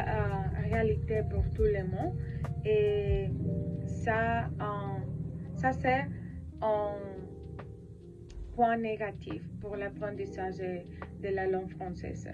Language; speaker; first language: French; non-native, learner; Spanish